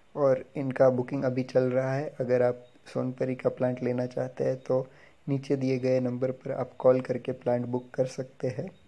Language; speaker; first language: Hindi; non-native, local second language; Gujarati